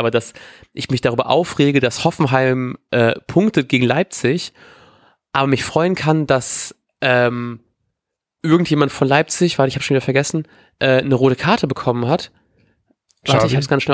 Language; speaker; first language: German; native; German